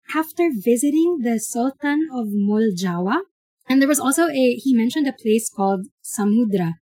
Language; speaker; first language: English; non-native, local second language; Filipino